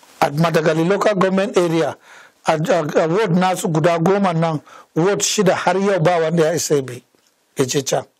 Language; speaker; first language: Hausa; non-native, local second language; Fula